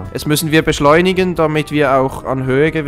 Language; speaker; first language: German; native; German